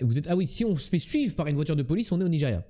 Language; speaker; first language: French; native; French